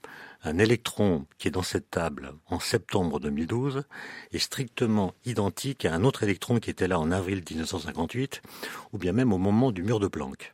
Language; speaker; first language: French; native; French